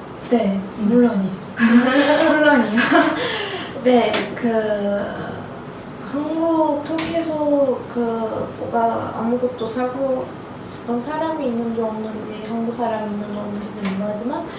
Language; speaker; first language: Korean; non-native, learner; Turkish